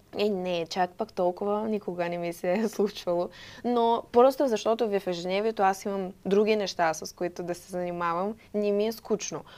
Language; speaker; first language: Bulgarian; non-native, fluent; Russian